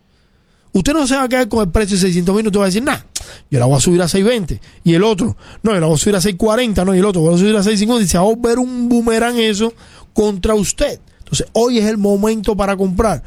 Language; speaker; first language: Spanish; native; Spanish